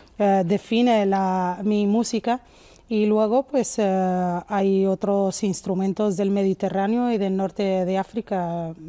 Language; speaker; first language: Spanish; non-native, local second language; Arabic